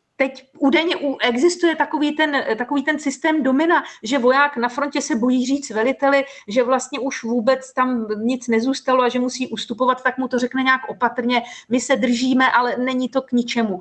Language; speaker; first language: Czech; native; Czech